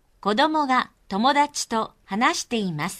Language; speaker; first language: Japanese; non-native, fluent; Korean